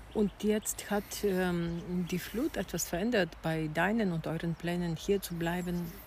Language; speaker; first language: German; non-native, fluent; Bulgarian